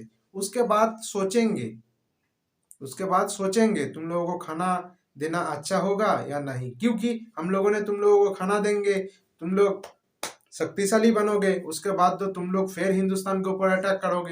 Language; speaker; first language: Hindi; non-native, local second language; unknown